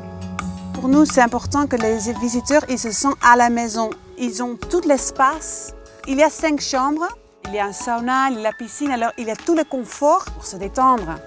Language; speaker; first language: French; non-native, fluent; Dutch